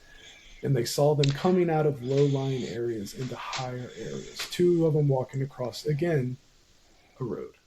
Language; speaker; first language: English; native; English